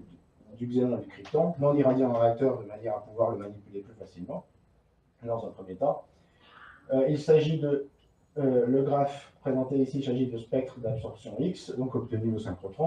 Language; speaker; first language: French; native; French